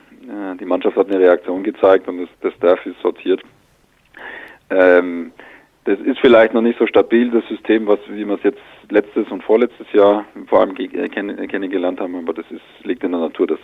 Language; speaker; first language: German; native; German